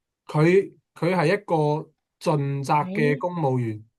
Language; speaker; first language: Chinese; native; Chinese